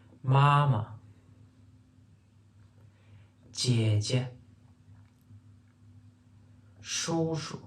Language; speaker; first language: Chinese; non-native, fluent; Turkmen